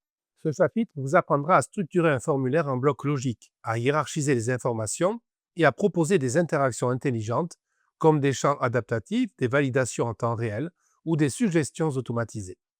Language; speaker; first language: French; native; French